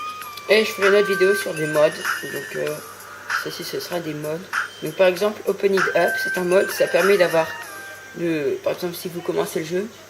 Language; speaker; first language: French; native; French